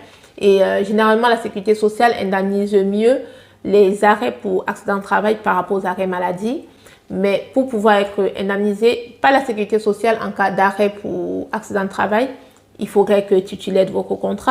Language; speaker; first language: French; native; French